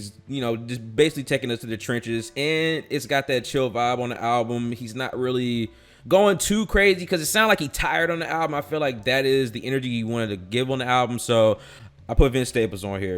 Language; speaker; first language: English; native; English